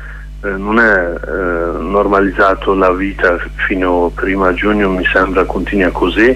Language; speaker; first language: Italian; non-native, learner; Kurdish